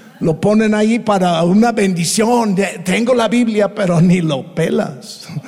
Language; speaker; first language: Spanish; non-native, fluent; English